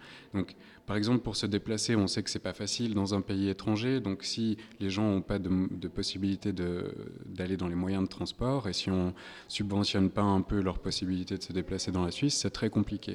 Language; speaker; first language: French; native; French